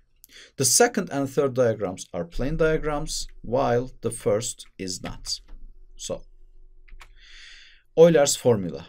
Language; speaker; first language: English; non-native, fluent; Turkish